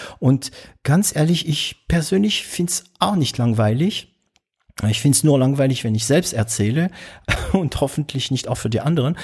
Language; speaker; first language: German; non-native, fluent; French